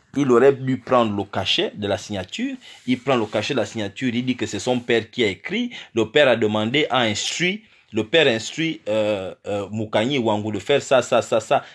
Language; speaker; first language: French; non-native, local second language; Fang